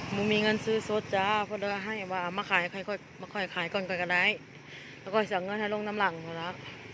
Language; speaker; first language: Thai; native; Thai